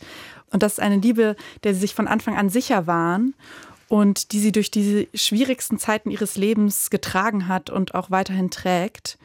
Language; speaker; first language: German; native; German